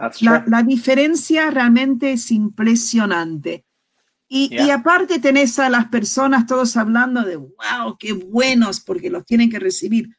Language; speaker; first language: Spanish; early bilingual, heritage; Spanish